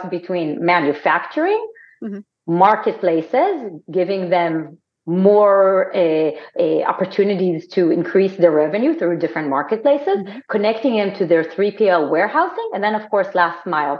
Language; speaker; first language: English; non-native, fluent; Hebrew